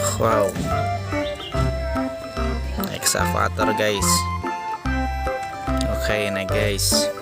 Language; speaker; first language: English; non-native, learner; Indonesian